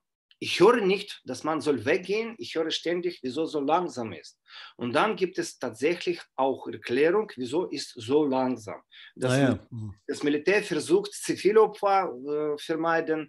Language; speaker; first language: German; non-native, fluent; Russian